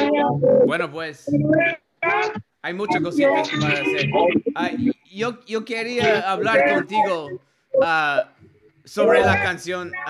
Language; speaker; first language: Spanish; non-native, learner; English